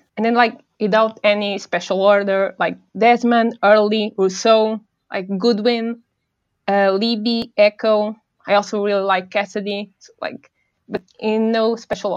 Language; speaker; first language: English; non-native, fluent; Portuguese